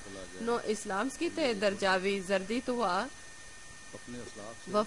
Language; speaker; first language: Bulgarian; non-native, learner; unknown